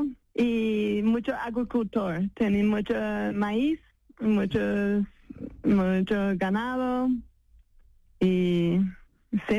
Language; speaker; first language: Spanish; non-native, fluent; English